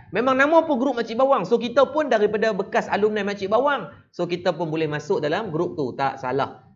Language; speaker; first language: Malay; native; Malay